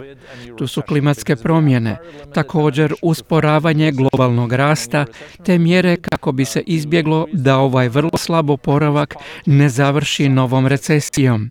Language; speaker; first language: Croatian; native; Croatian